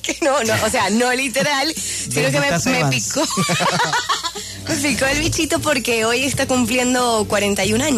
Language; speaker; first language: Spanish; native; Spanish